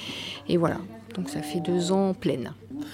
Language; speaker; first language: French; native; French